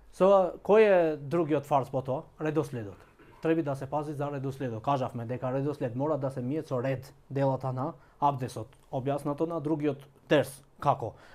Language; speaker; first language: Macedonian; non-native, local second language; Albanian